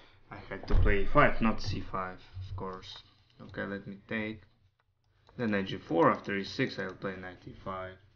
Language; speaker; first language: English; non-native, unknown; Ukrainian